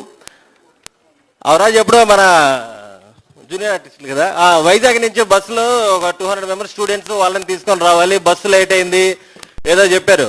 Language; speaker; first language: Telugu; native; Telugu